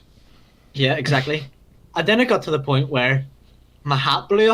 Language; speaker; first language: English; native; English